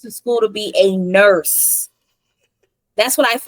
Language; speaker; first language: English; native; English